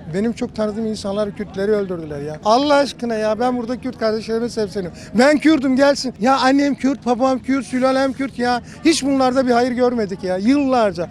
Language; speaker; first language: Turkish; non-native, local second language; Kurdish